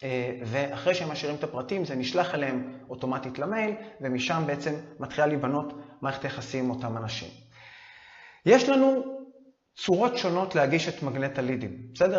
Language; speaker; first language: Hebrew; native; Hebrew